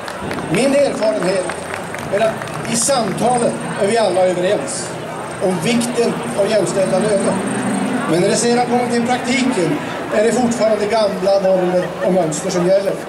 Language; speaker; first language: Swedish; native; Swedish